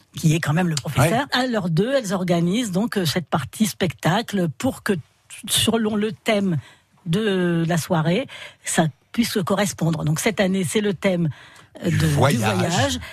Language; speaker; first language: French; native; French